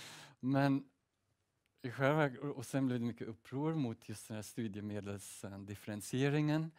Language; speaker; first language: Swedish; early bilingual, heritage; Swedish